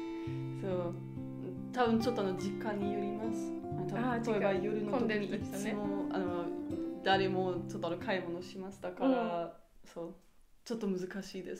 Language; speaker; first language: Japanese; non-native, learner; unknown